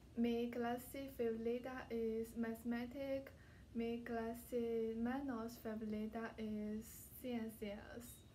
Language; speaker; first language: Spanish; non-native, learner; Chinese